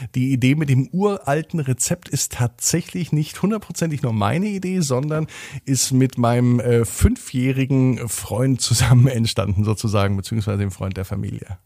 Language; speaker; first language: German; native; German